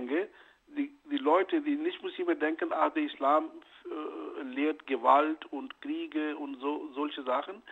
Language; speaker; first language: German; non-native, fluent; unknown